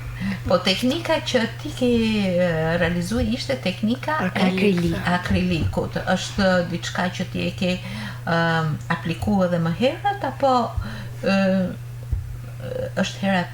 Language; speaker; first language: Albanian; native; Albanian